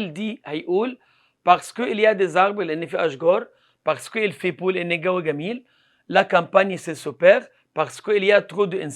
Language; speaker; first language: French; non-native, fluent; Arabic